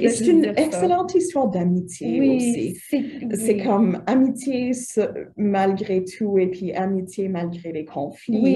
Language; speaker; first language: French; native; French